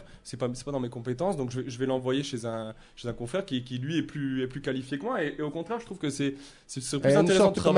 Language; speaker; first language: French; native; French